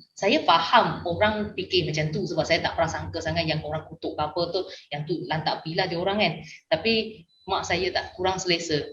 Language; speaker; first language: Malay; non-native, local second language; Min Nan Chinese